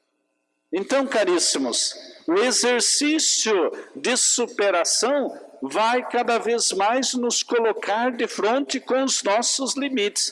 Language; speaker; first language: Portuguese; native; Portuguese